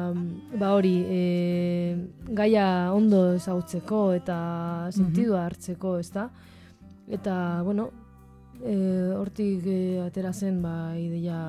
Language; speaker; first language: Basque; non-native, local second language; Spanish